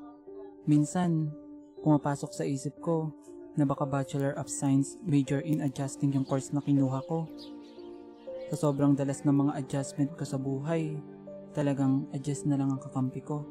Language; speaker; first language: Filipino; native; Filipino